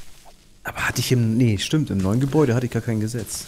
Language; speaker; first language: German; native; German